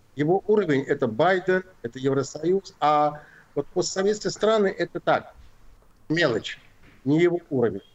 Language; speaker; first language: Russian; non-native, local second language; Azerbaijani